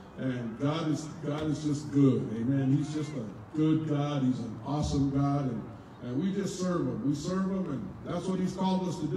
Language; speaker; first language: English; early bilingual, other home language; Spanish